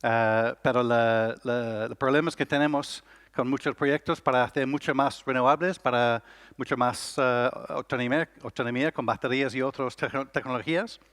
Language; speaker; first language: Spanish; non-native, learner; English